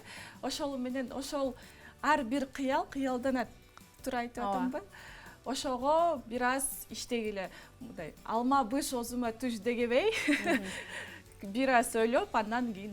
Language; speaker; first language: Kyrgyz; non-native, local second language; Russian